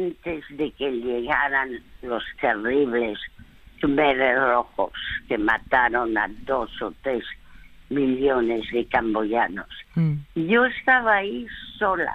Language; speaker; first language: Spanish; early bilingual, other home language; French